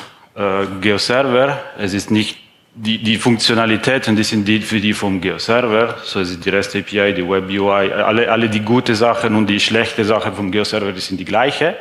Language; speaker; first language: German; non-native, fluent; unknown